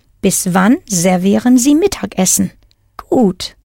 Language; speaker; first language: German; non-native, fluent; English